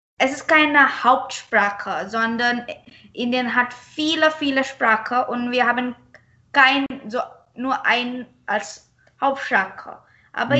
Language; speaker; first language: German; non-native, fluent; Marathi